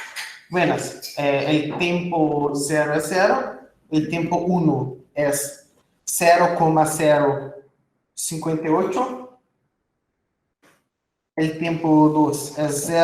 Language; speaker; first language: Spanish; non-native, fluent; Portuguese